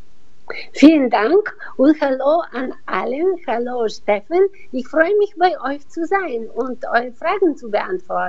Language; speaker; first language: German; non-native, fluent; Bulgarian